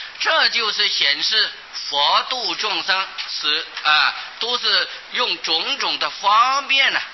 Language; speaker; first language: Chinese; non-native, local second language; Hakka Chinese